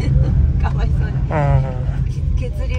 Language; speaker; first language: Japanese; native; Japanese